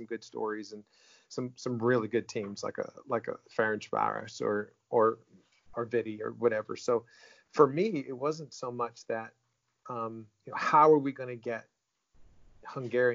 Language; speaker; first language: English; native; English